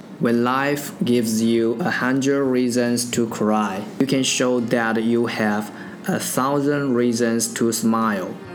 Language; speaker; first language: English; non-native, learner; Chinese